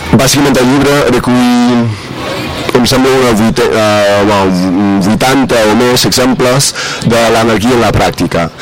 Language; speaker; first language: Catalan; non-native, fluent; English